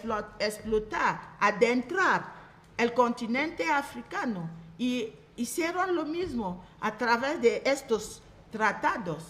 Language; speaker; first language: Spanish; non-native, fluent; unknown